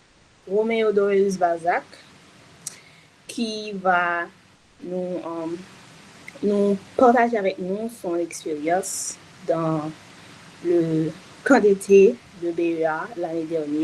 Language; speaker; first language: French; non-native, local second language; Haitian Creole